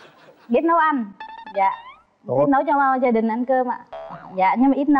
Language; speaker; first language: Vietnamese; native; Vietnamese